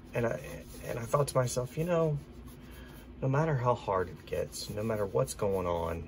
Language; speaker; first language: English; native; English